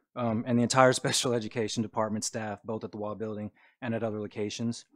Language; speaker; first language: English; native; English